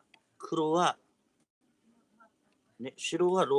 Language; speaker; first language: Japanese; native; Japanese